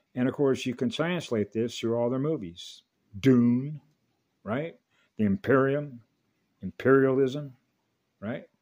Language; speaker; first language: English; native; English